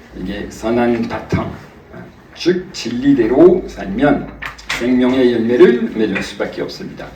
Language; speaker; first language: Korean; non-native, fluent; French